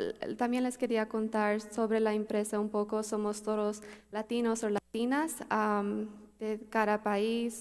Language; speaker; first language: Spanish; early bilingual, heritage; Spanish